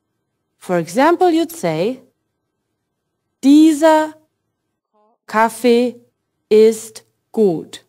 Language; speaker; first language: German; non-native, fluent; English